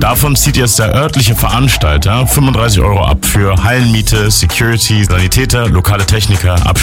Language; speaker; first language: German; native; German